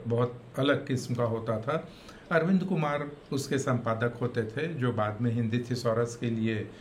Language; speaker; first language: Hindi; native; Hindi